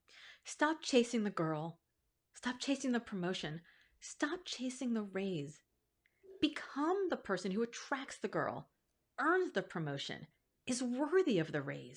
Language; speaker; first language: English; native; English